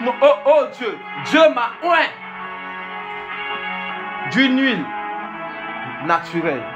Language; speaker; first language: French; non-native, local second language; Swahili